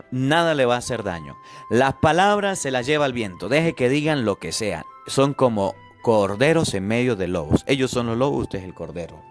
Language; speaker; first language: Spanish; native; Spanish